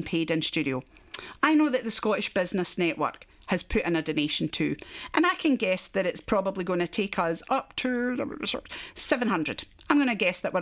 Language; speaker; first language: English; native; English